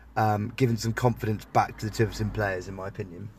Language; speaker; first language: English; native; English